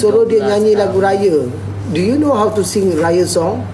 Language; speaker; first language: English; non-native, local second language; Malay